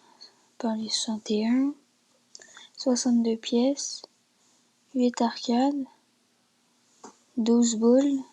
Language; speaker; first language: French; native; French